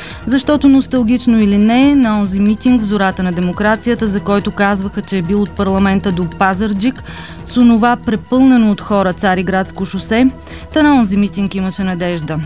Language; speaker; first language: Bulgarian; native; Bulgarian